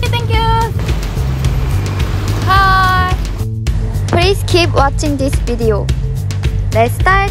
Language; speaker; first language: English; non-native, learner; Korean